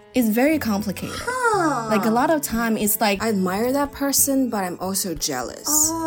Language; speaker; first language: English; non-native, fluent; Chinese